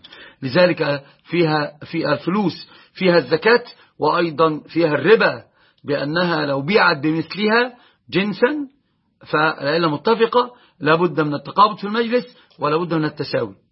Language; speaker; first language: Arabic; native; Arabic